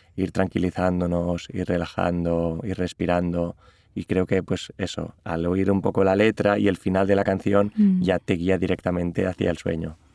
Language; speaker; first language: Spanish; non-native, local second language; Catalan